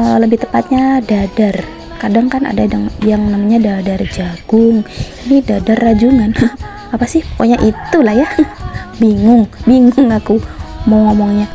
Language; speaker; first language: Indonesian; non-native, local second language; Javanese